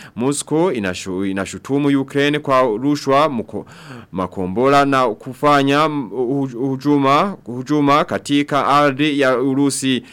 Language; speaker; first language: Swahili; non-native, local second language; Rundi